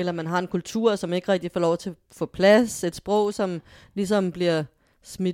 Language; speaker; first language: Danish; native; Danish